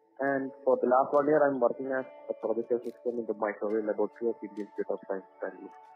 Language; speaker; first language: English; non-native, local second language; Malayalam